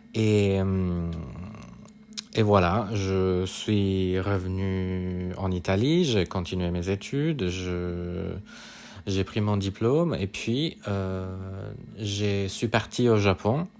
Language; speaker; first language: French; non-native, fluent; Italian